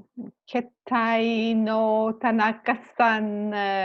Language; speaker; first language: Japanese; non-native, learner; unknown